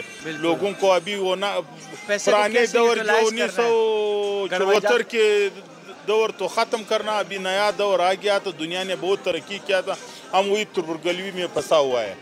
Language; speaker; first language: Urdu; non-native, local second language; Pashto